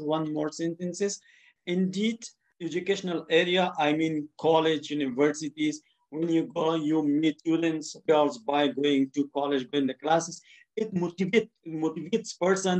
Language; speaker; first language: English; non-native, fluent; Persian